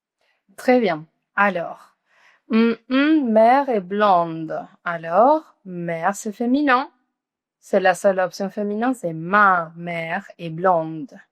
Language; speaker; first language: French; non-native, fluent; Spanish